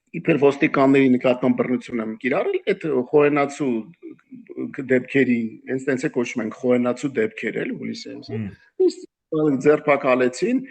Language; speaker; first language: Armenian; native; Armenian